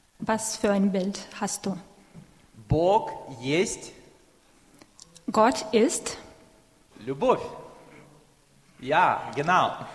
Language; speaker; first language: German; non-native, fluent; Russian